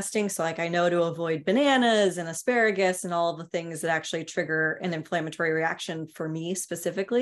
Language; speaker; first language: English; native; English